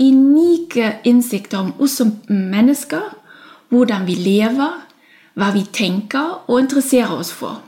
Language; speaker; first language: Norwegian; non-native, fluent; German